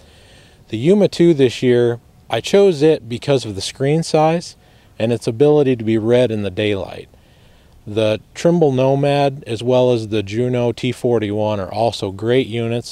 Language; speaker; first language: English; native; English